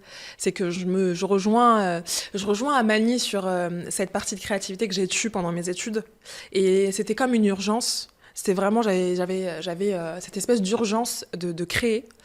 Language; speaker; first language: French; early bilingual, other home language; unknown